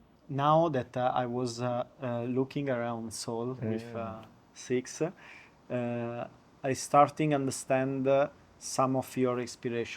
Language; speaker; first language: English; non-native, learner; Italian